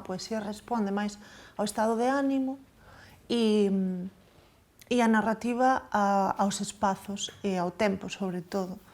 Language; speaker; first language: Galician; native; Galician